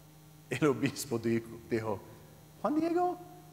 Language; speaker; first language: Spanish; non-native, learner; English